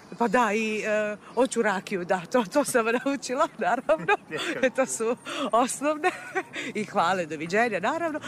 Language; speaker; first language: Serbian; non-native, fluent; Italian